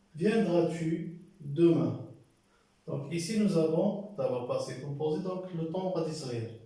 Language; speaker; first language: French; non-native, local second language; Arabic